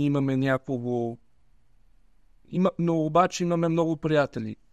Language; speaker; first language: Bulgarian; early bilingual, heritage; Bulgarian